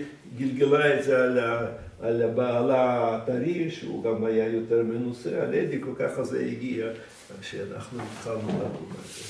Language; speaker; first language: Hebrew; non-native, fluent; Russian